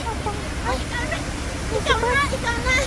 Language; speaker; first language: Filipino; native; Filipino